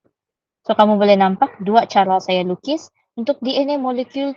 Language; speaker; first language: Malay; native; Malay